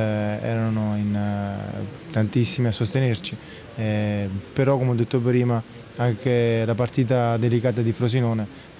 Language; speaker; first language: Italian; native; Italian